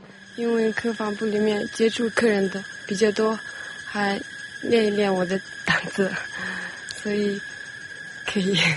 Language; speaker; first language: Chinese; non-native, local second language; Tibetan